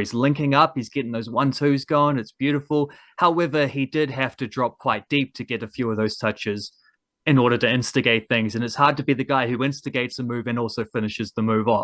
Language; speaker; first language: English; native; English